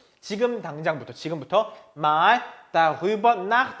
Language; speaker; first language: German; non-native, fluent; Korean